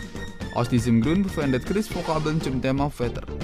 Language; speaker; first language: German; non-native, fluent; Indonesian